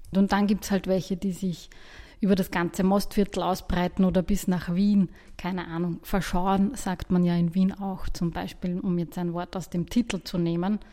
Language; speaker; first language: German; native; German